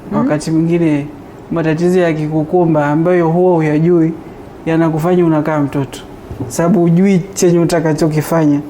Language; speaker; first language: Swahili; non-native, local second language; Gusii